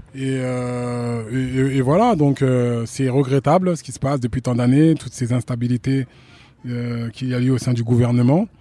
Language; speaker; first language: French; native; French